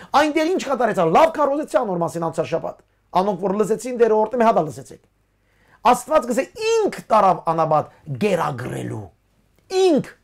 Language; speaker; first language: Armenian; early bilingual, heritage; Armenian